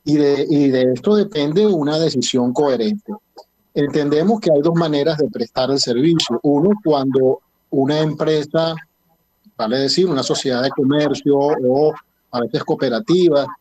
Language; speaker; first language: Spanish; native; Spanish